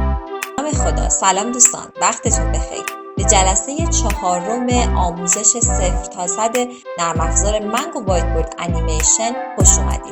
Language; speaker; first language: Persian; native; Persian